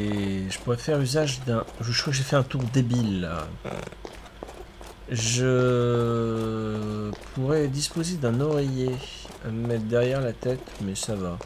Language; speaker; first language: French; native; French